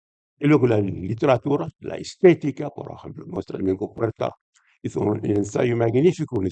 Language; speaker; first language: Spanish; non-native, fluent; Arabic